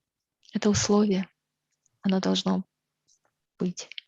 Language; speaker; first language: Russian; native; Russian